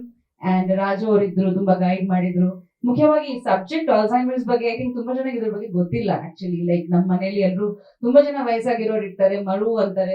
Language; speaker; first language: Kannada; non-native, fluent; Bangla